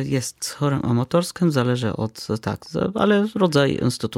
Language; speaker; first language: Polish; non-native, fluent; Arabic